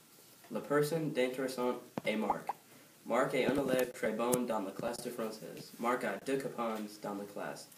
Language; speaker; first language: French; non-native, learner; English